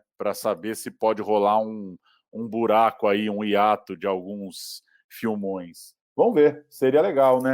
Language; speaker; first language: Portuguese; native; Portuguese